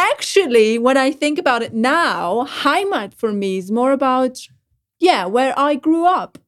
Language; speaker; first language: English; non-native, fluent; German